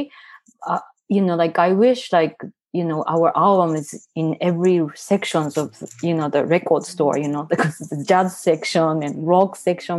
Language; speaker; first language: English; non-native, fluent; Japanese